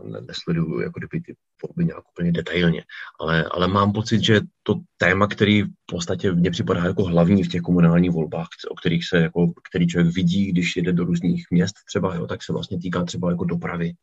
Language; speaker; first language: Czech; native; Czech